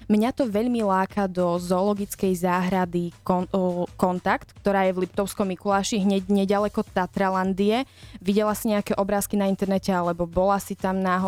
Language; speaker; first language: Slovak; native; Slovak